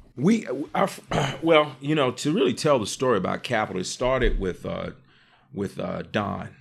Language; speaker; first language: English; native; English